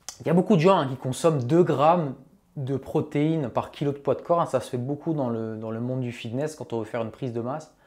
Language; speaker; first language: French; native; French